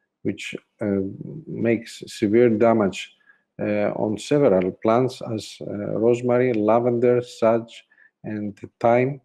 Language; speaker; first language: English; non-native, fluent; Greek